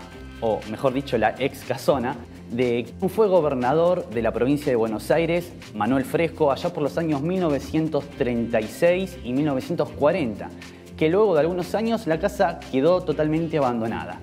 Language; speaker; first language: Spanish; native; Spanish